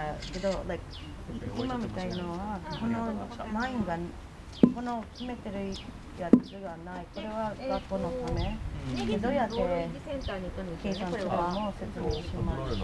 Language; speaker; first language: Japanese; non-native, learner; English